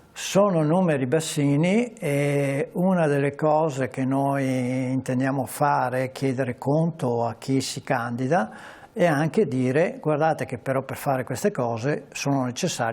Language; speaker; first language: Italian; native; Italian